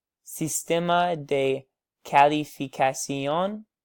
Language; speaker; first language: Spanish; non-native, learner; English